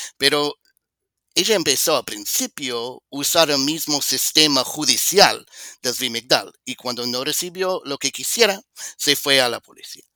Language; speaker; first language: Spanish; non-native, fluent; English